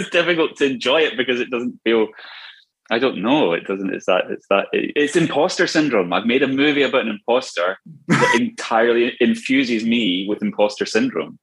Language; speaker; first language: English; native; English